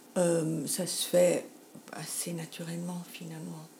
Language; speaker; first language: French; native; French